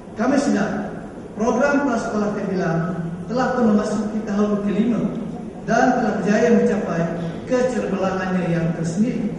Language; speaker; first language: Malay; native; Malay